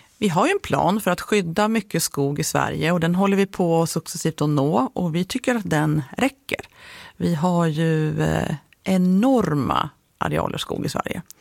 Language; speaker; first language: Swedish; native; Swedish